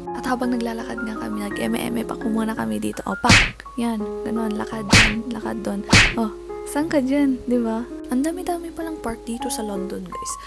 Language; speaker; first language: Filipino; non-native, local second language; Iloko